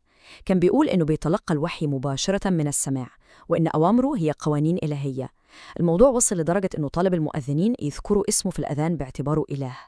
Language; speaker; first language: Arabic; native; Arabic